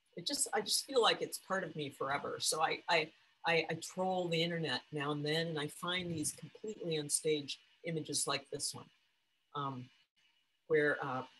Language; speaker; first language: English; native; English